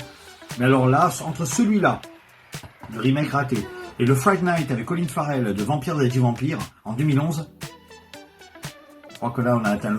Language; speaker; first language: French; native; French